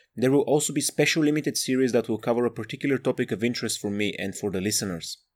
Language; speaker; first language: English; non-native, fluent; Bulgarian